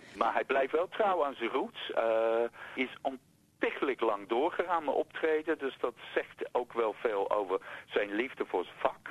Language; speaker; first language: Dutch; non-native, fluent; English